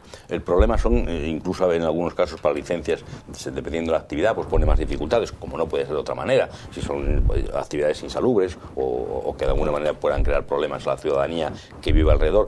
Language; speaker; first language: Spanish; native; Spanish